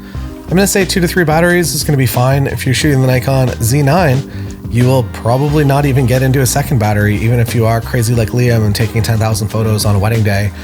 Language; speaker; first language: English; native; English